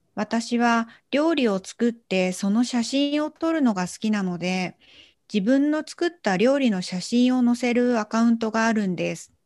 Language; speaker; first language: Japanese; native; Japanese